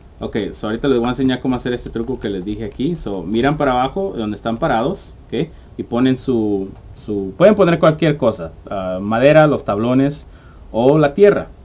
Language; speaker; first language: Spanish; early bilingual, heritage; English